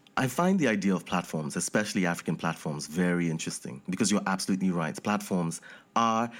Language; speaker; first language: English; non-native, local second language; Yoruba